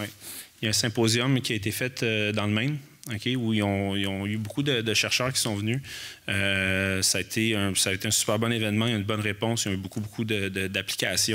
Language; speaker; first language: French; native; French